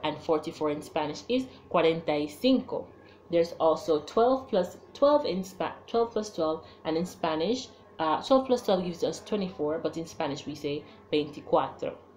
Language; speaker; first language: English; native; English